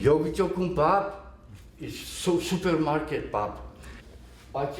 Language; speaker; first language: Korean; non-native, learner; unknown